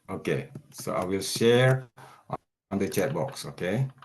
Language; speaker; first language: English; non-native, fluent; Indonesian